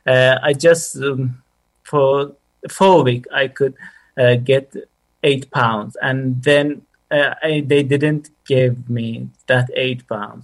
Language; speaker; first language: English; non-native, fluent; Persian